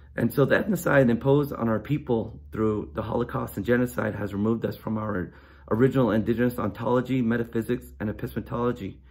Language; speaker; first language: English; native; English